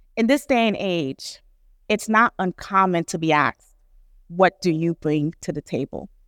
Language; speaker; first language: English; native; English